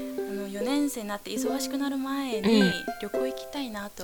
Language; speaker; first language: Japanese; non-native, fluent; Korean